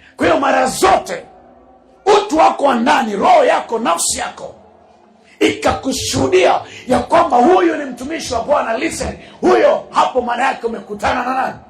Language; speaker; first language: Swahili; native; Swahili